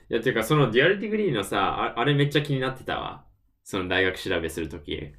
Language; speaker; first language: Japanese; native; Japanese